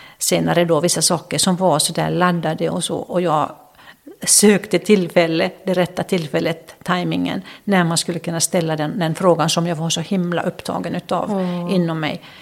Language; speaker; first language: Swedish; non-native, local second language; Finnish